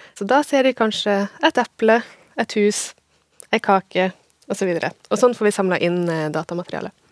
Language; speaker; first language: Norwegian; native; Norwegian